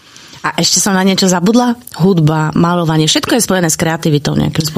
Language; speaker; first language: Slovak; native; Slovak